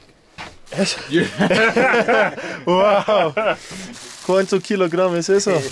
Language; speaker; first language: Spanish; non-native, learner; English